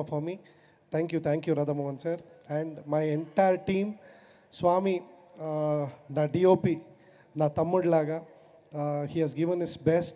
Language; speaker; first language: Telugu; non-native, fluent; Kannada